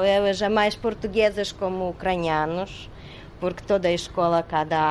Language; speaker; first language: Portuguese; non-native, learner; Ukrainian